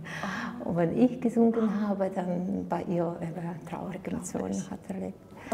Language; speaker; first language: German; non-native, learner; Belarusian